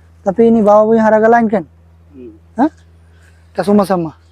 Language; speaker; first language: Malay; non-native, learner; Bangla